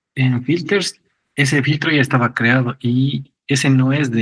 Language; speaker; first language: Spanish; native; Spanish